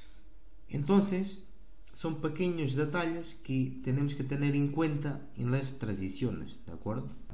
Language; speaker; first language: Portuguese; non-native, learner; Spanish